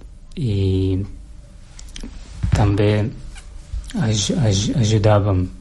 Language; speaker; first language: Catalan; non-native, learner; Russian